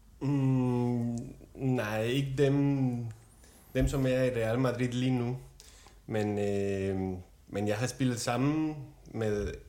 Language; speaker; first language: Danish; non-native, fluent; Spanish